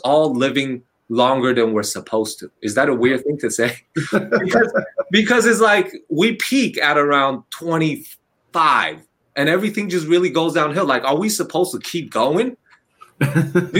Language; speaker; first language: English; non-native, fluent; Chinese